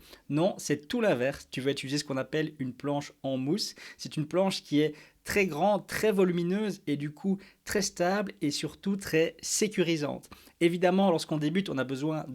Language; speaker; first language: French; native; French